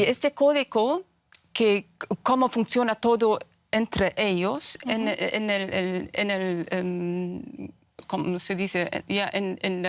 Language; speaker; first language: Spanish; non-native, fluent; Persian